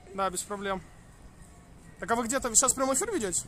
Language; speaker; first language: Russian; native; Russian